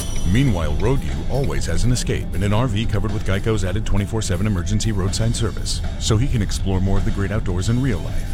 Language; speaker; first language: English; native; English